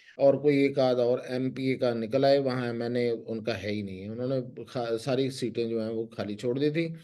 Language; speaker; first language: Urdu; non-native, local second language; Punjabi